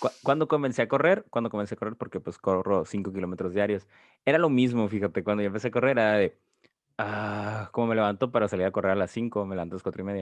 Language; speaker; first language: Spanish; native; Spanish